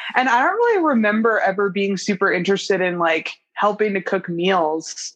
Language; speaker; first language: English; native; English